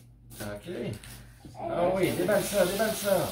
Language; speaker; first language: French; native; French